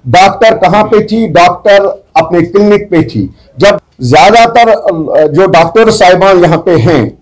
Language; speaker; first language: Urdu; non-native, local second language; Kashmiri